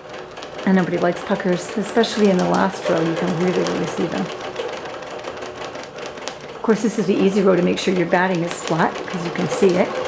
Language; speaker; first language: English; native; English